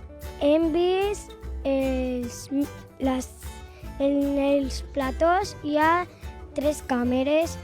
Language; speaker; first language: Catalan; non-native, local second language; Spanish